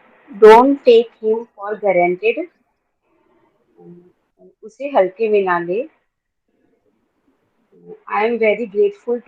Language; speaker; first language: English; non-native, learner; Hindi